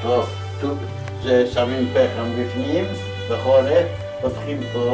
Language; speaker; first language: Hebrew; non-native, fluent; Yiddish